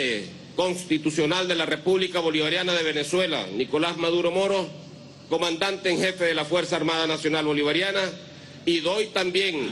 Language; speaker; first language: Spanish; native; Spanish